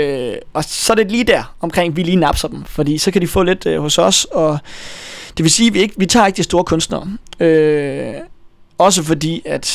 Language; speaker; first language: Danish; native; Danish